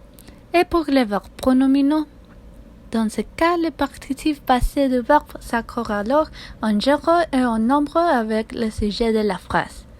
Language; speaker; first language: French; non-native, learner; Spanish